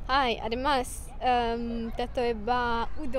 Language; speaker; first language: Japanese; non-native, learner; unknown